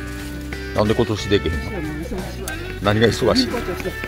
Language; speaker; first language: Japanese; native; Japanese